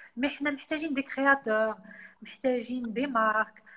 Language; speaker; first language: French; non-native, local second language; Arabic